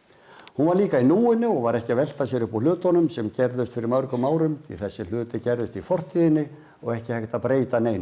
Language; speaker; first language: Icelandic; native; Icelandic